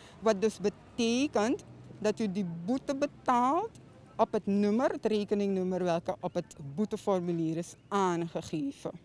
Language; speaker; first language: Dutch; native; Dutch